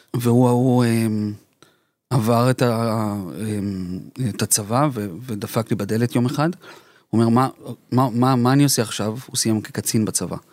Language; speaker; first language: Hebrew; early bilingual, other home language; Spanish